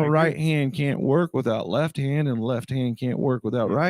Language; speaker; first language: English; native; English